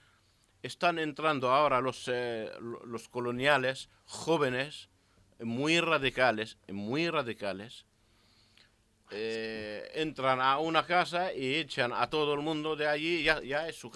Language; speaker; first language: Spanish; non-native, learner; Arabic